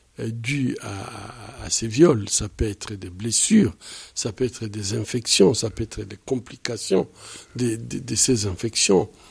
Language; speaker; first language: French; non-native, local second language; Swahili